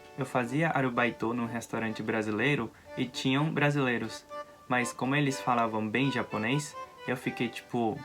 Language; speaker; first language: Portuguese; non-native, fluent; Japanese